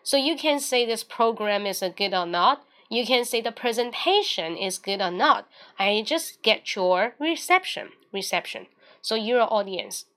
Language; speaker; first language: English; non-native, fluent; Chinese